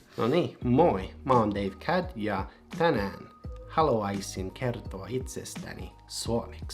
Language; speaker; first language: Finnish; non-native, learner; English